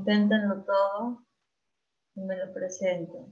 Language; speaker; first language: Spanish; native; Spanish